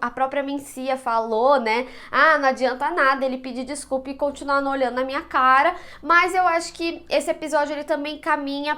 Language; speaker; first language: Portuguese; native; Portuguese